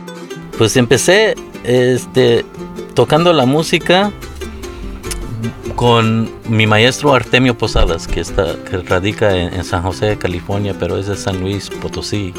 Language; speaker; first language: Spanish; early bilingual, heritage; Spanish